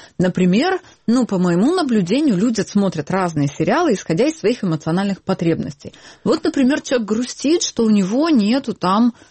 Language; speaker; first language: Russian; non-native, local second language; Ukrainian